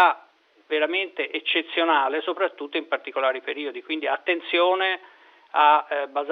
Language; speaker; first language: Italian; native; Italian